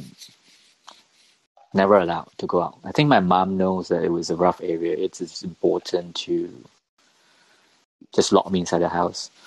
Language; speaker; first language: English; non-native, local second language; Cantonese